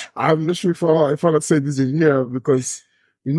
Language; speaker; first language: English; non-native, fluent; Portuguese